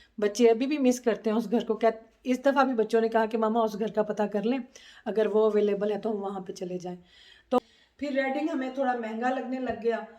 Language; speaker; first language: Urdu; non-native, local second language; Punjabi